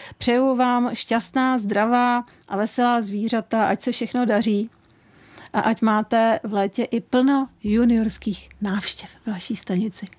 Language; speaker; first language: Czech; native; Czech